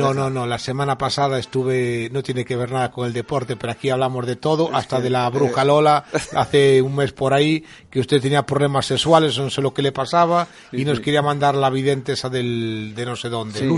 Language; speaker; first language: Spanish; native; Spanish